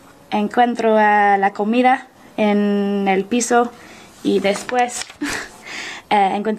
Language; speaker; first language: Spanish; non-native, learner; English